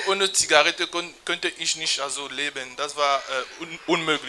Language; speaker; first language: German; non-native, learner; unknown